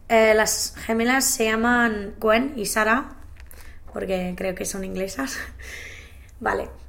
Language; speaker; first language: Spanish; non-native, learner; English